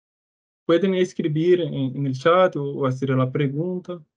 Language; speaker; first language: Spanish; non-native, fluent; Portuguese